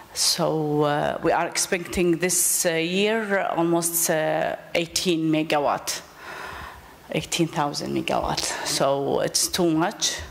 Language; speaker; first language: English; non-native, learner; Arabic